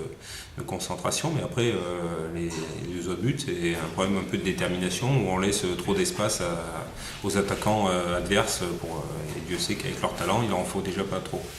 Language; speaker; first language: French; native; French